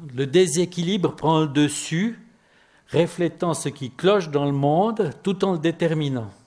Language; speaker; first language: French; native; French